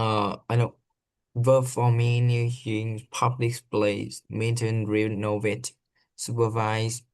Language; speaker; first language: English; non-native, learner; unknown